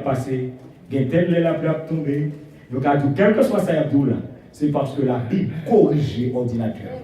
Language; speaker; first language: French; non-native, local second language; Haitian Creole